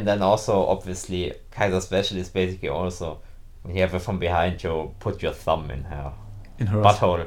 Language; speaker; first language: English; non-native, fluent; German